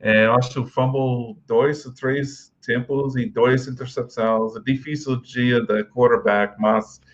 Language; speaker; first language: Portuguese; non-native, learner; English